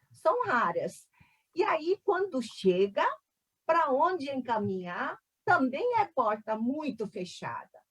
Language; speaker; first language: Portuguese; non-native, fluent; Korean